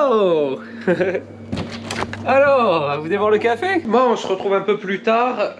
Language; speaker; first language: French; native; French